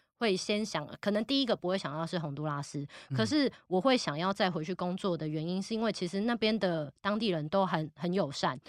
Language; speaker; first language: Chinese; native; Chinese